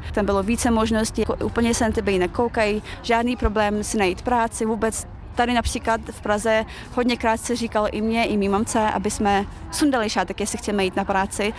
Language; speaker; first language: Czech; early bilingual, other home language; Chechen